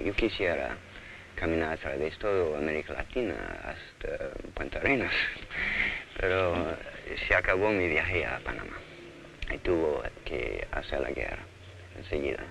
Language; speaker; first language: Spanish; non-native, fluent; English